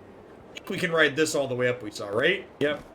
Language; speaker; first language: English; native; English